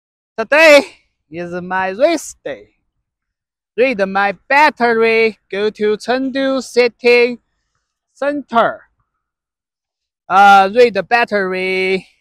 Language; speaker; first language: English; non-native, learner; Chinese